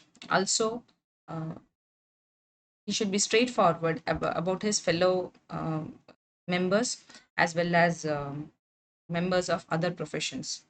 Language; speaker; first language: English; non-native, local second language; Kannada